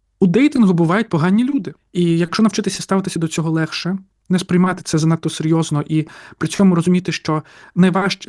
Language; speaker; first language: Ukrainian; native; Ukrainian